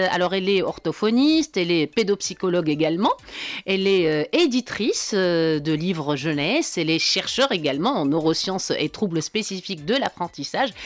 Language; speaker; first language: French; non-native, local second language; Arabic